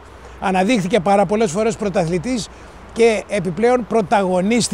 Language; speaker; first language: Greek; native; Greek